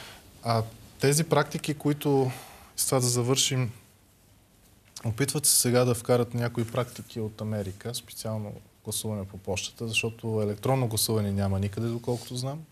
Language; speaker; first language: Bulgarian; native; Bulgarian